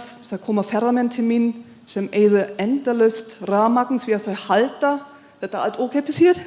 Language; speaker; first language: Icelandic; non-native, learner; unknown